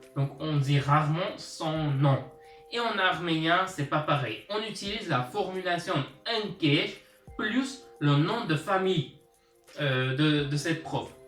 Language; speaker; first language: French; early bilingual, other home language; Armenian